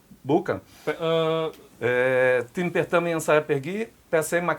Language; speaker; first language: Indonesian; non-native, fluent; Portuguese